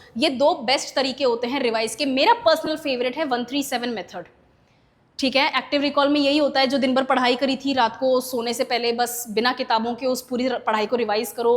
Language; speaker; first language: Hindi; native; Hindi